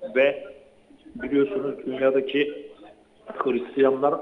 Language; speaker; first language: Turkish; native; Turkish